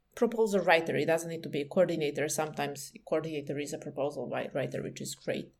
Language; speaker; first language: English; non-native, fluent; Serbian